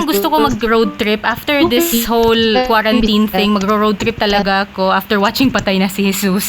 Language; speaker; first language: Filipino; non-native, local second language; Cebuano